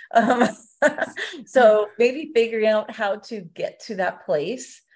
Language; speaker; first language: English; native; English